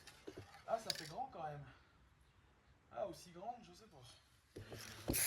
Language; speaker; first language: French; native; French